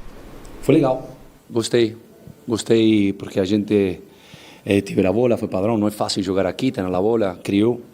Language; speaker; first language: Portuguese; non-native, fluent; Spanish